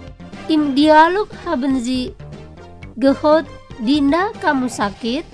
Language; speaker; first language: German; non-native, fluent; Indonesian